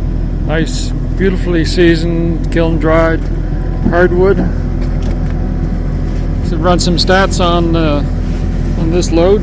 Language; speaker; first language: English; native; English